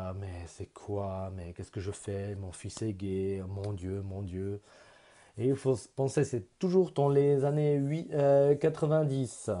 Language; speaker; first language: French; non-native, local second language; German